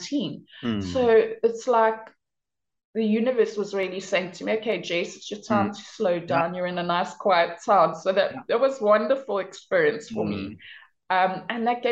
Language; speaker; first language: English; native; English